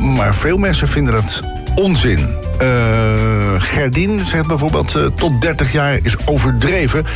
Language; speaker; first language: Dutch; native; Dutch